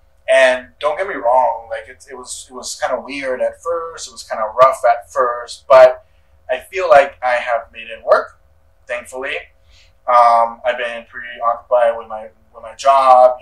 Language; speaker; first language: English; early bilingual, other home language; Spanish